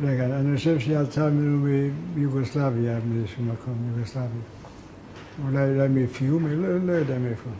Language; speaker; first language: Hebrew; non-native, fluent; Hungarian